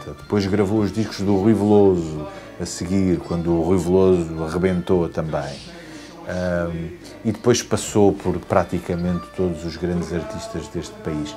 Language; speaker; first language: Portuguese; native; Portuguese